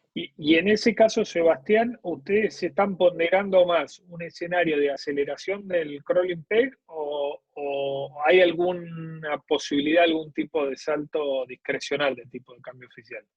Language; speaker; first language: Spanish; native; Spanish